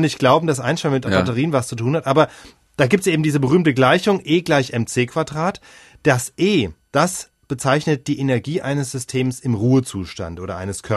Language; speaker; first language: German; native; German